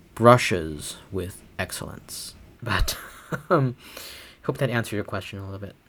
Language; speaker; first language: English; non-native, fluent; Chinese